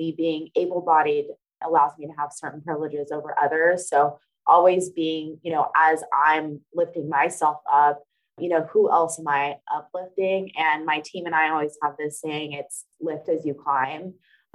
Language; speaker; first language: English; native; English